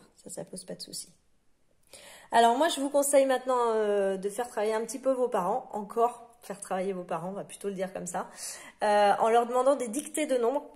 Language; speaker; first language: French; native; French